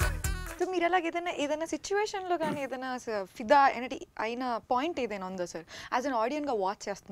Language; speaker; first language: Telugu; native; Telugu